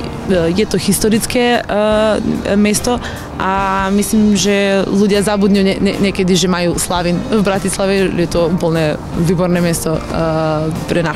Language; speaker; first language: Slovak; non-native, learner; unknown